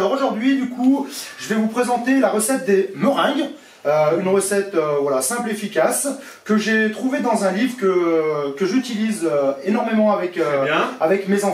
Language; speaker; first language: French; native; French